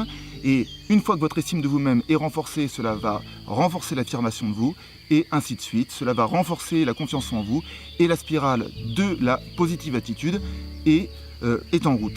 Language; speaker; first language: French; native; French